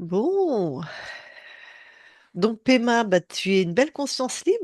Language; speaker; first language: French; native; French